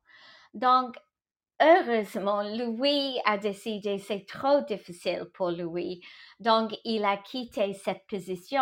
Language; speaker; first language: French; non-native, fluent; English